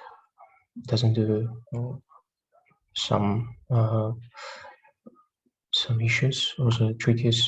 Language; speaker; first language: English; non-native, learner; Russian